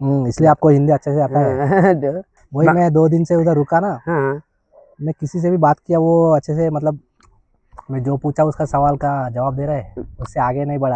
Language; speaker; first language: Hindi; non-native, local second language; Telugu